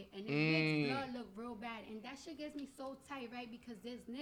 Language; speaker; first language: English; early bilingual, other home language; Spanish